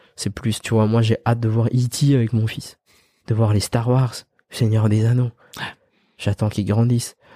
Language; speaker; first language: French; early bilingual, other home language; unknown